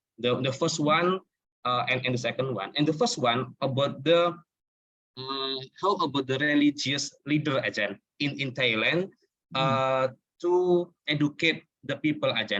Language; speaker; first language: English; non-native, learner; Indonesian